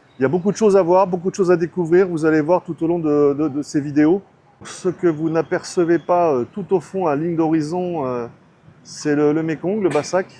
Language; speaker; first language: French; native; French